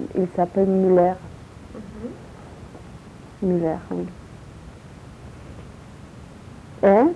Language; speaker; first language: French; non-native, learner; Polish